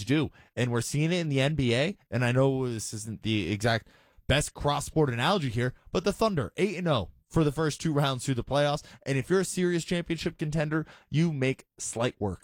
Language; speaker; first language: English; native; English